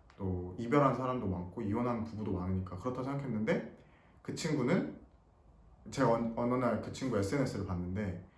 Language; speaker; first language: Korean; native; Korean